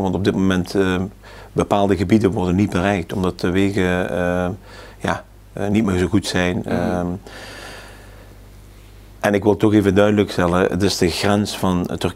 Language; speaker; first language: Dutch; early bilingual, other home language; Turkish